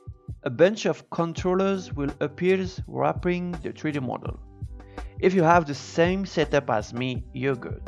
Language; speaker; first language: English; non-native, fluent; French